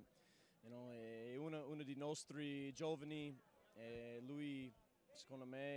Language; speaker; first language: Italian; non-native, learner; English